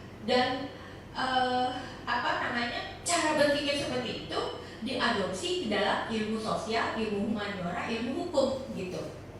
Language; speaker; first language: Indonesian; native; Indonesian